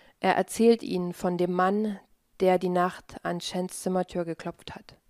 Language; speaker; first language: German; native; German